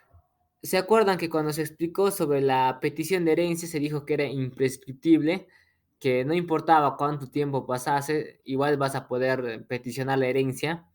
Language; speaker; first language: Spanish; native; Spanish